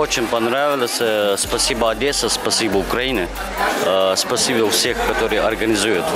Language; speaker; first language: Russian; non-native, learner; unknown